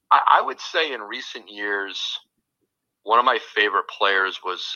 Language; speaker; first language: English; native; English